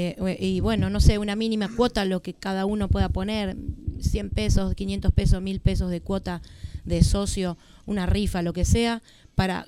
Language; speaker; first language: Spanish; native; Spanish